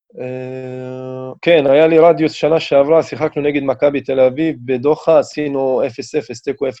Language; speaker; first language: Hebrew; non-native, local second language; Arabic